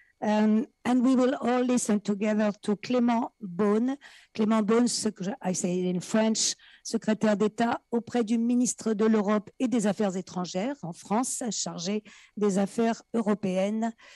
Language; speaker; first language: French; native; French